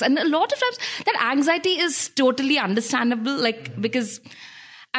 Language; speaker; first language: English; non-native, local second language; Telugu